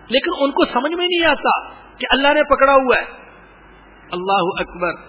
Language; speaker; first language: Urdu; non-native, local second language; Punjabi